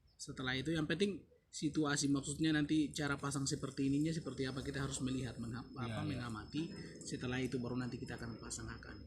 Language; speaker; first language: Indonesian; native; Indonesian